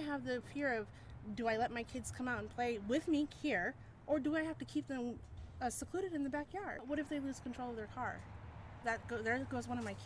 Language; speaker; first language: English; native; English